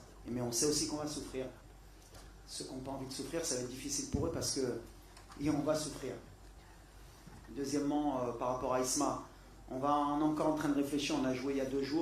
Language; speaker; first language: French; native; French